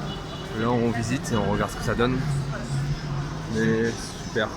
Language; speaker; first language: French; native; French